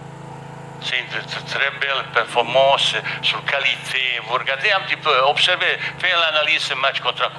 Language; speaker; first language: French; non-native, fluent; Bosnian